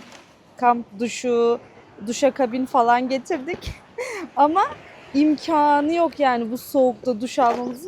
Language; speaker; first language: Turkish; native; Turkish